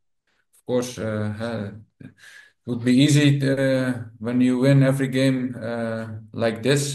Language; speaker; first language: English; non-native, fluent; Dutch